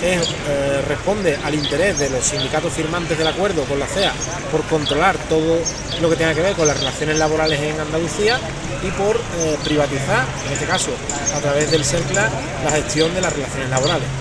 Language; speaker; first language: Spanish; native; Spanish